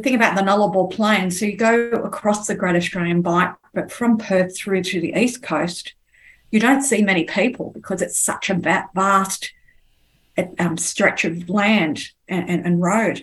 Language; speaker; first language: English; native; English